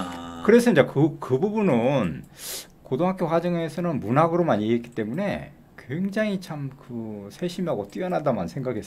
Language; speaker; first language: Korean; native; Korean